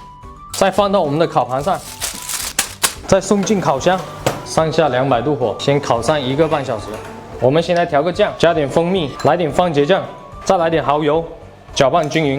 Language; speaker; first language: Chinese; native; Chinese